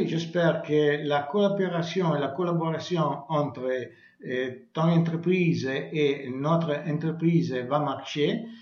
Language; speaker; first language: French; non-native, learner; Italian